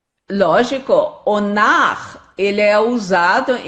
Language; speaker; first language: Portuguese; non-native, fluent; German